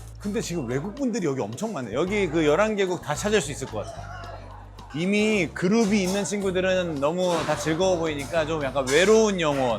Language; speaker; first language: Korean; native; Korean